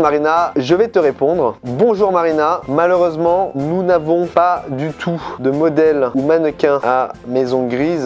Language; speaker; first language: French; native; French